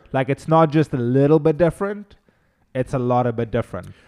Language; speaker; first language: English; non-native, local second language; Afrikaans